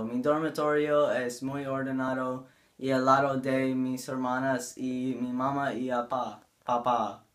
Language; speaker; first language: Spanish; non-native, learner; English